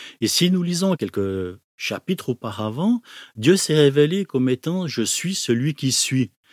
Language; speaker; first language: French; native; French